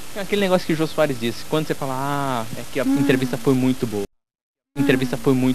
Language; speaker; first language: Portuguese; native; Portuguese